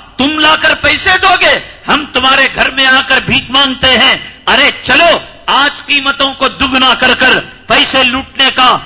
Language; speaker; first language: Urdu; native; Urdu